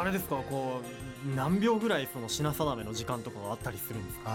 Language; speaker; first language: Japanese; native; Japanese